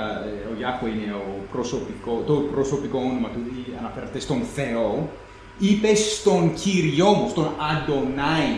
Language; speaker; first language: Greek; non-native, fluent; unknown